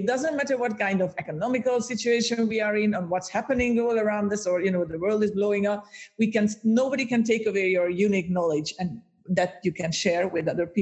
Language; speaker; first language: English; non-native, fluent; Hungarian